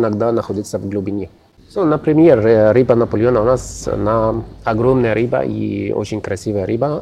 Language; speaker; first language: Russian; non-native, learner; Arabic